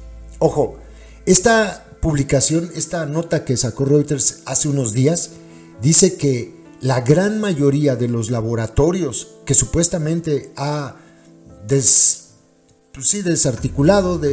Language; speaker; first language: Spanish; native; Spanish